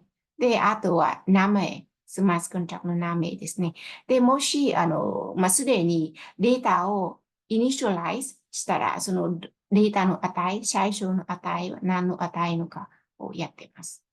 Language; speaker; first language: Japanese; non-native, fluent; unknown